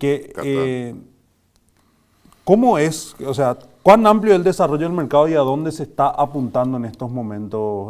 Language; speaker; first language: Spanish; native; Spanish